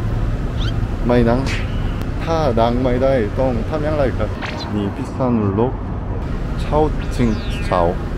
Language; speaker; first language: Thai; non-native, learner; Korean